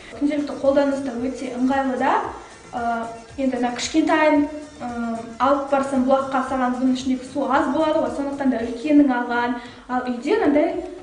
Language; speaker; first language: Kazakh; non-native, local second language; Chechen